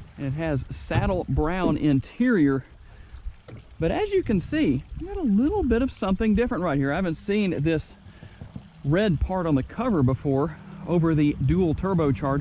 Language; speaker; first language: English; native; English